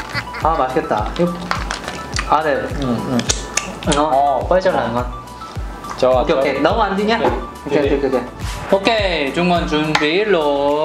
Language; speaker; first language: Vietnamese; non-native, learner; Korean